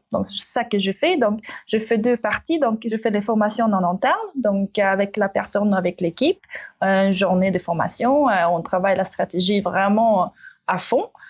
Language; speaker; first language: French; non-native, fluent; Russian